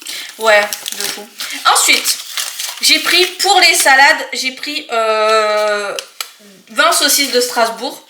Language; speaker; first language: French; native; French